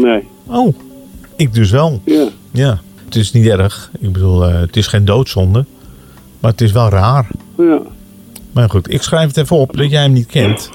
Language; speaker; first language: Dutch; native; Dutch